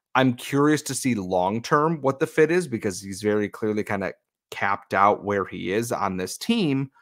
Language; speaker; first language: English; native; English